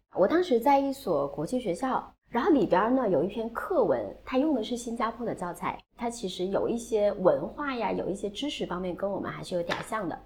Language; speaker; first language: Chinese; native; Chinese